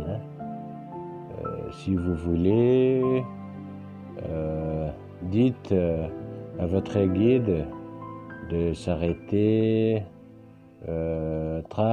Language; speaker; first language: French; non-native, fluent; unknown